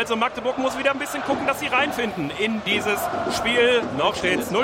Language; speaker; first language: German; native; German